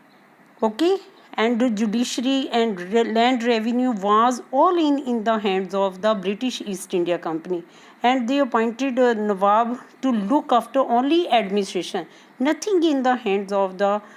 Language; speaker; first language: English; non-native, local second language; Hindi